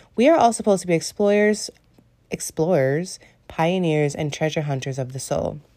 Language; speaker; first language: English; native; English